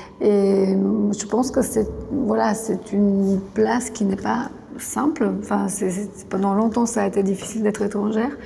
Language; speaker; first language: French; non-native, fluent; Bulgarian